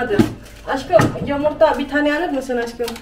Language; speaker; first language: Turkish; non-native, learner; Indonesian